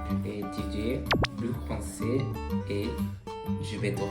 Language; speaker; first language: French; non-native, learner; Japanese